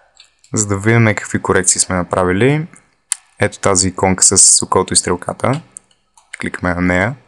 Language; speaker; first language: Bulgarian; native; Bulgarian